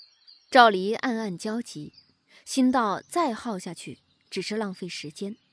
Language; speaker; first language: Chinese; native; Chinese